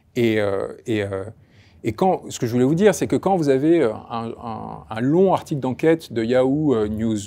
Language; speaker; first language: French; early bilingual, other home language; Spanish